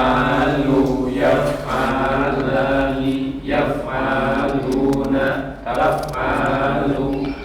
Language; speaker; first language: Arabic; non-native, learner; Indonesian